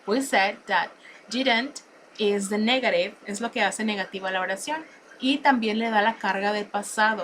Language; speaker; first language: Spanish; native; Spanish